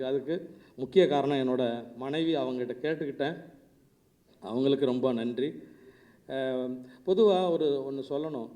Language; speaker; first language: Tamil; native; Tamil